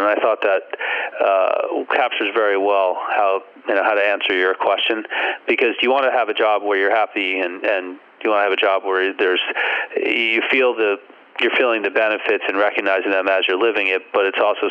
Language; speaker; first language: English; native; English